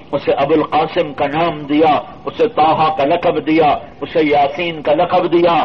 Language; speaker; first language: Urdu; non-native, local second language; Punjabi